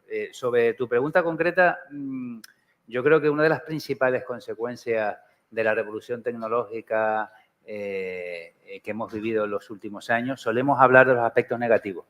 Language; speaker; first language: Spanish; native; Spanish